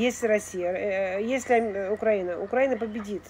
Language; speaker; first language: Russian; native; Russian